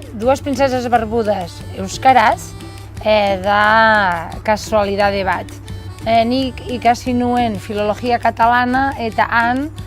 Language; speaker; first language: Basque; non-native, local second language; Catalan